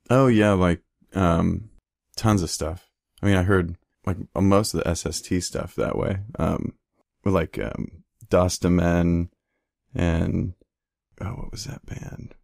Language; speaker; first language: English; native; English